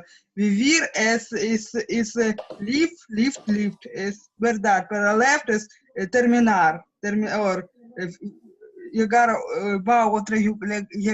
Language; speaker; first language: Spanish; non-native, learner; Russian